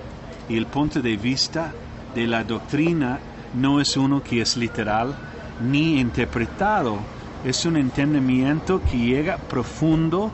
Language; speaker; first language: Spanish; non-native, learner; English